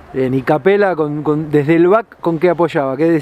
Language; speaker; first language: Spanish; native; Spanish